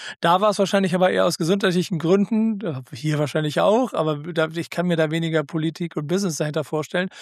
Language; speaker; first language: German; native; German